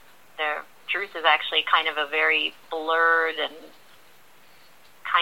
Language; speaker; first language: English; native; English